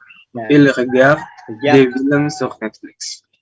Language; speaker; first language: French; non-native, learner; Indonesian